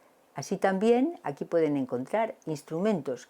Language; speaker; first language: Spanish; native; Spanish